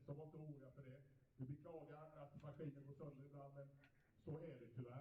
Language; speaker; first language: Swedish; native; Swedish